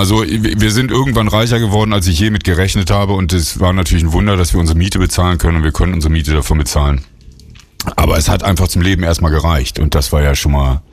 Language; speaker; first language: German; native; German